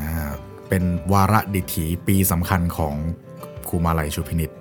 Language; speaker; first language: Thai; native; Thai